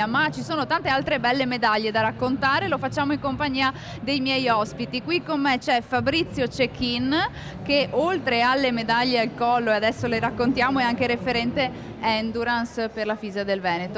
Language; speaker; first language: Italian; native; Italian